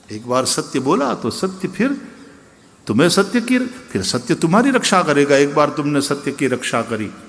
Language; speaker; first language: Hindi; non-native, local second language; Gujarati